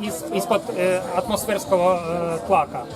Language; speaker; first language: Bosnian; non-native, learner; Ukrainian